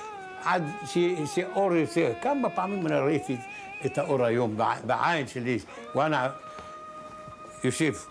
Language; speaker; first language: Hebrew; non-native, local second language; Arabic